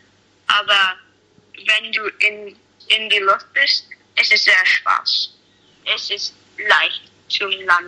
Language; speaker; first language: German; non-native, learner; English